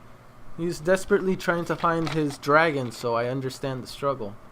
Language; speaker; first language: English; native; English